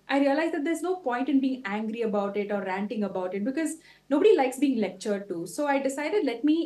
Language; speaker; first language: English; non-native, local second language; Tulu